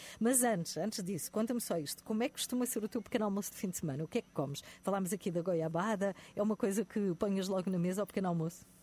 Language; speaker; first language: Portuguese; native; Portuguese